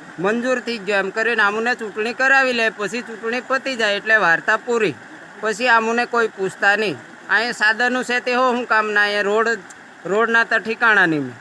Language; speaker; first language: Gujarati; non-native, local second language; Rathawi